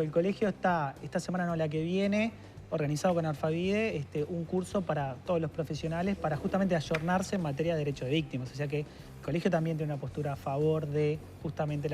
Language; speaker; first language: Spanish; native; Spanish